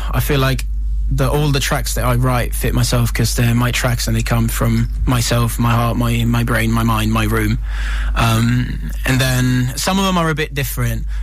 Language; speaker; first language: English; non-native, fluent; Italian